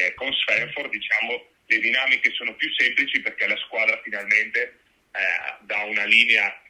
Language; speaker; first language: Italian; native; Italian